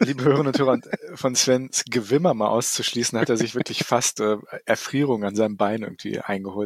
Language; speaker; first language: German; native; German